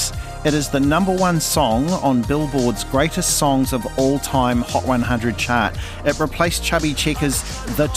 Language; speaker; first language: English; native; English